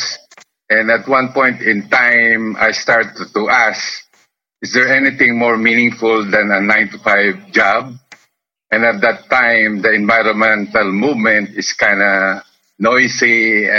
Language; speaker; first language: English; non-native, local second language; Filipino